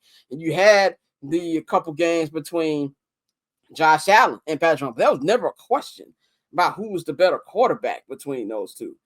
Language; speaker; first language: English; native; English